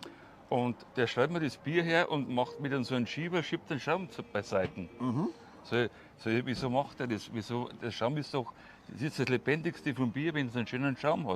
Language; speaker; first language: German; native; German